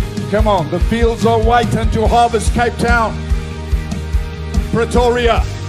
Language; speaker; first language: English; non-native, local second language; Afrikaans